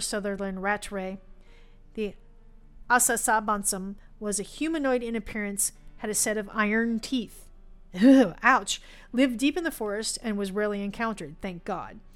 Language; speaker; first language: English; native; English